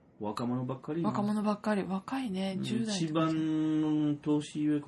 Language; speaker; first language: Japanese; non-native, learner; French